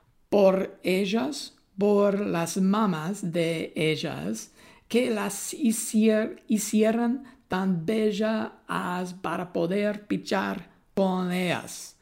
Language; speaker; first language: Spanish; non-native, learner; English